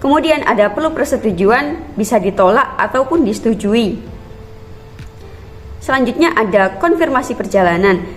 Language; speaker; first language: Indonesian; native; Indonesian